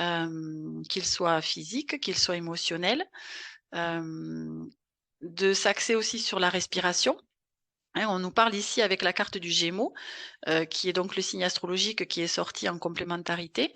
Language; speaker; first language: French; native; French